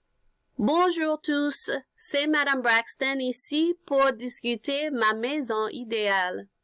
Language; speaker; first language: French; non-native, learner; English